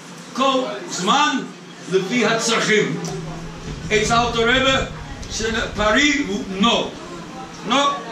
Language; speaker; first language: Hebrew; non-native, fluent; English